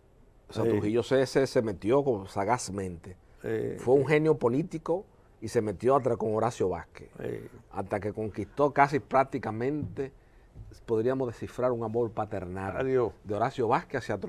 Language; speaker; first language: Spanish; native; Spanish